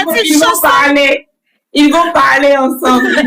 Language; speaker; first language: French; non-native, local second language; Haitian Creole